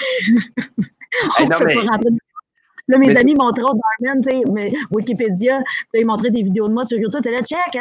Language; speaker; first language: French; native; French